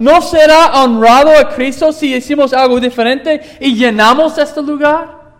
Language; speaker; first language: Spanish; non-native, fluent; English